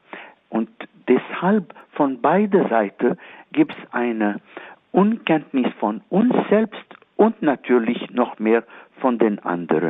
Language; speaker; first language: German; non-native, fluent; Arabic